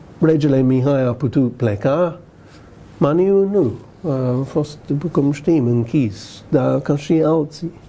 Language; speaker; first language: Romanian; non-native, fluent; English